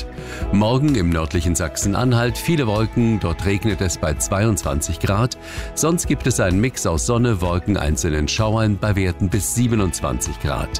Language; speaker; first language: German; native; German